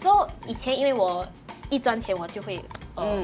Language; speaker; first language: Chinese; non-native, local second language; English